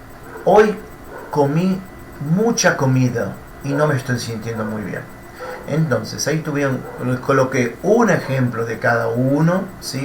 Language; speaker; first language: Spanish; non-native, fluent; Portuguese